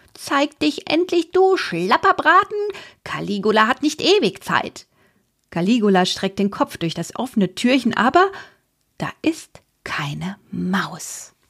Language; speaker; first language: German; native; German